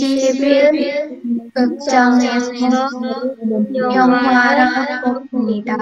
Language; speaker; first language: Korean; non-native, learner; Indonesian